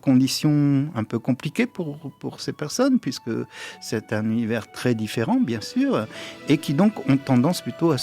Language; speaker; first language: French; native; French